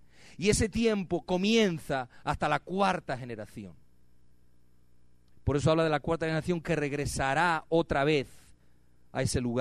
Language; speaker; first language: Spanish; native; Spanish